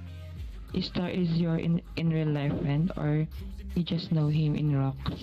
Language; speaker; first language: English; non-native, local second language; Filipino